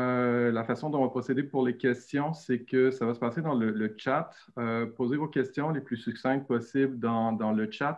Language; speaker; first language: French; native; French